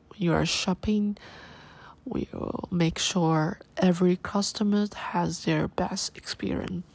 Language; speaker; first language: English; non-native, learner; Chinese